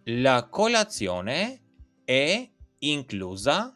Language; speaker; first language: Italian; non-native, fluent; Albanian